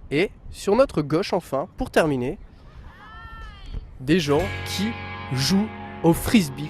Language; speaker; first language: French; native; French